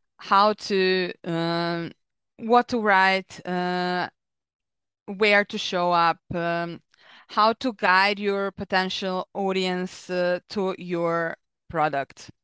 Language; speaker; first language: English; non-native, fluent; Serbian